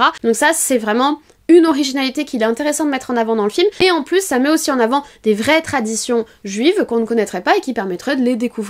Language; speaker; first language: French; native; French